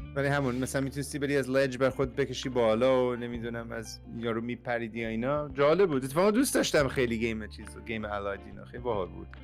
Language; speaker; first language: Persian; early bilingual, heritage; Persian